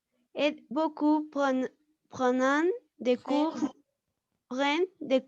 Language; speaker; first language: French; non-native, learner; Spanish